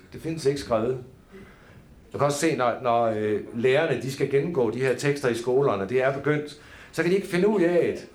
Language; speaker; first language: Danish; native; Danish